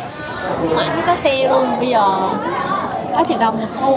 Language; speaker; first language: Vietnamese; native; Vietnamese